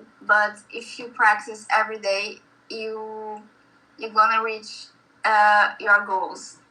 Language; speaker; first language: English; non-native, learner; Portuguese